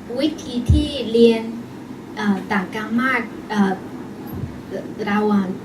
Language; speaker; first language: Thai; non-native, learner; Chinese